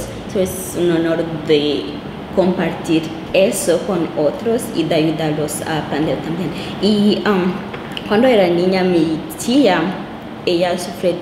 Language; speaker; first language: Spanish; non-native, local second language; Kinyarwanda